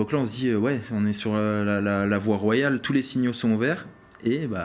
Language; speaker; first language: French; native; French